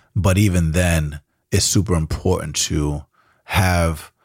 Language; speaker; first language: English; early bilingual, other home language; Spanish